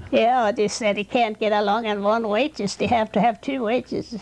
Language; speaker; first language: English; non-native, fluent; Swedish